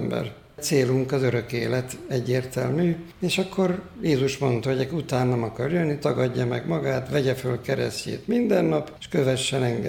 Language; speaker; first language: Hungarian; native; Hungarian